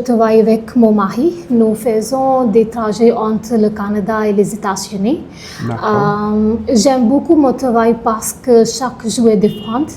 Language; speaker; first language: French; non-native, learner; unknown